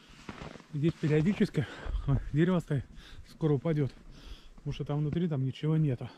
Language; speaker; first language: Russian; native; Russian